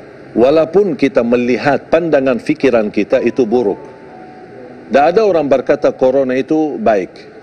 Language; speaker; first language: Indonesian; non-native, fluent; Arabic